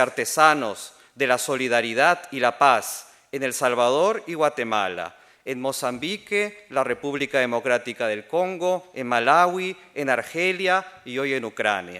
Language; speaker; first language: Spanish; native; Spanish